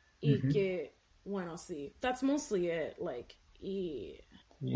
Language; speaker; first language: Spanish; early bilingual, heritage; Spanish